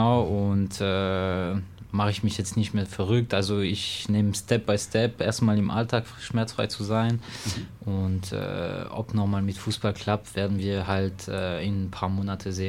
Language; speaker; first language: German; non-native, fluent; French